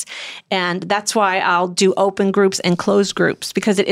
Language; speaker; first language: English; native; English